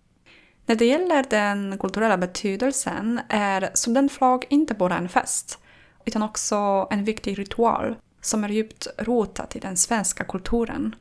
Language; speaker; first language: Swedish; non-native, fluent; Polish